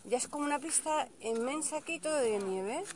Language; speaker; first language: Spanish; native; Spanish